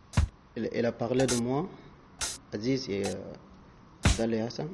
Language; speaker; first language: French; non-native, learner; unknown